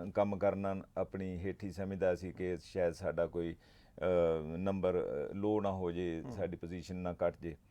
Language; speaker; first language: Punjabi; native; Punjabi